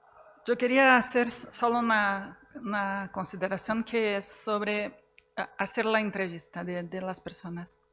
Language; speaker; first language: Spanish; non-native, fluent; Portuguese